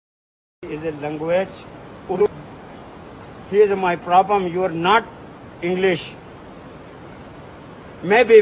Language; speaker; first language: English; non-native, learner; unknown